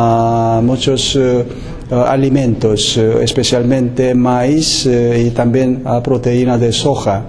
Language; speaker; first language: Spanish; non-native, fluent; Korean